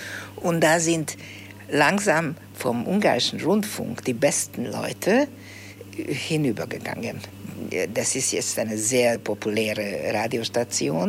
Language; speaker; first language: German; early bilingual, heritage; Hungarian